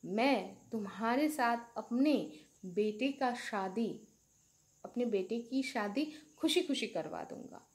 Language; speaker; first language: Hindi; non-native, local second language; Bangla